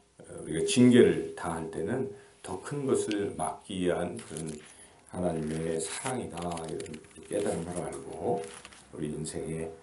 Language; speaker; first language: Korean; native; Korean